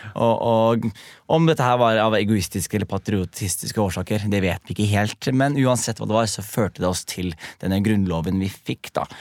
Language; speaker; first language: Norwegian; early bilingual, other home language; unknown